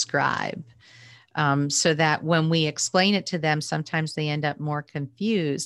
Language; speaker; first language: English; native; English